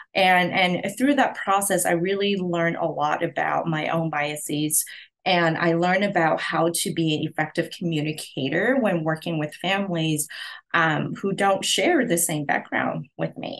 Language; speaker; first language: English; non-native, local second language; Cantonese